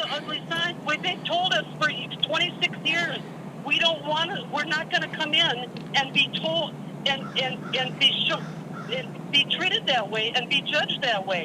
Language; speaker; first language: English; native; English